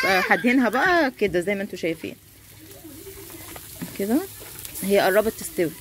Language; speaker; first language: Arabic; native; Arabic